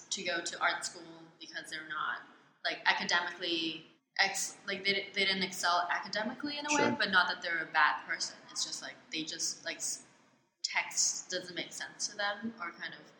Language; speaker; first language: English; non-native, local second language; Cantonese